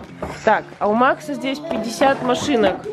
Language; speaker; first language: Russian; native; Russian